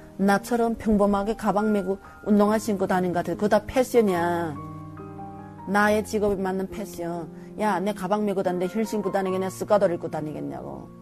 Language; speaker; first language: Korean; native; Korean